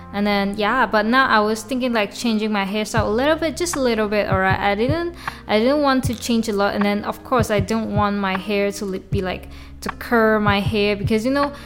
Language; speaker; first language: English; non-native, local second language; Chinese